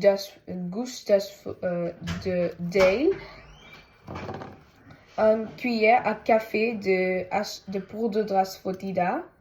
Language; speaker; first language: French; non-native, learner; Tamil